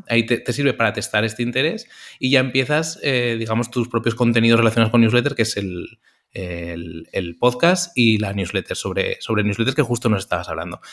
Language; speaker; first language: Spanish; native; Spanish